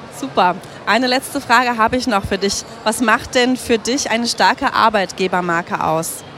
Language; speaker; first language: German; native; German